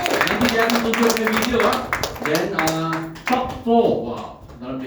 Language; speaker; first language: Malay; non-native, local second language; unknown